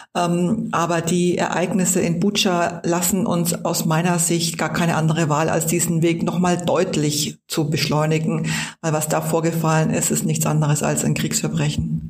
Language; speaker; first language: German; native; German